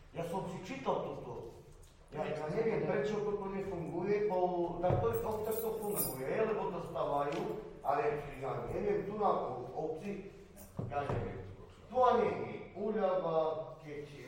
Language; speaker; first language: Slovak; non-native, local second language; Romany